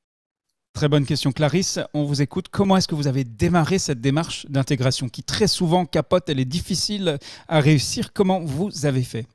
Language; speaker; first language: French; native; French